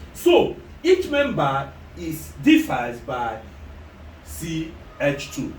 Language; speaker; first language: English; non-native, local second language; Igbo